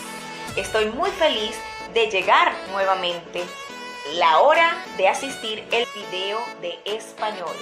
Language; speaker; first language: Spanish; non-native, fluent; Portuguese